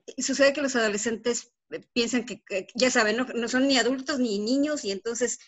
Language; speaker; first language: Spanish; native; Spanish